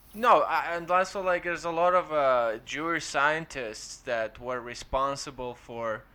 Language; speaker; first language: English; non-native, fluent; Ukrainian